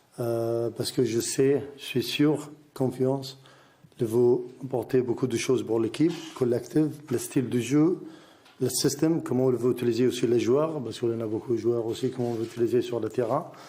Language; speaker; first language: French; non-native, learner; Arabic